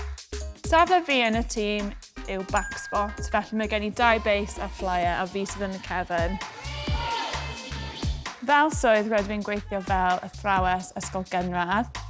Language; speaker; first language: Welsh; native; Welsh